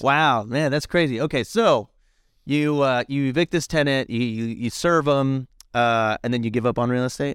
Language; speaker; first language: English; early bilingual, other home language; Spanish